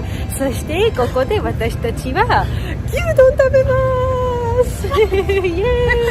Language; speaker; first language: Japanese; non-native, fluent; Georgian